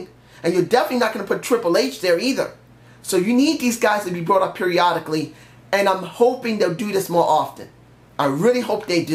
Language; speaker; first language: English; native; English